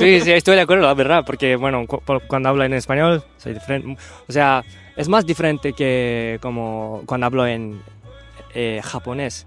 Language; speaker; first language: Spanish; non-native, fluent; Japanese